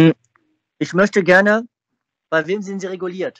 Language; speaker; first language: German; native; German